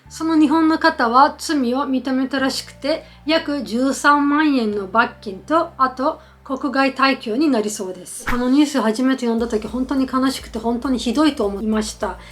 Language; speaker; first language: Japanese; non-native, fluent; Turkish